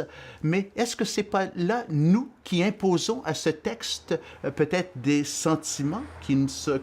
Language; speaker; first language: French; native; French